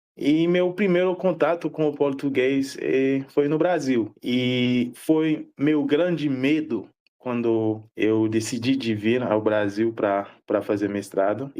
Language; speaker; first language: Portuguese; non-native, fluent; Haitian Creole